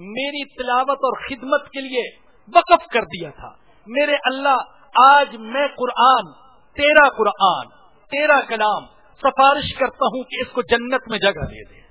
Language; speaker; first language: Urdu; native; Urdu